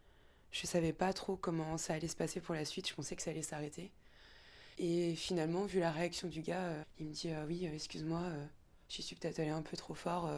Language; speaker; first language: French; native; French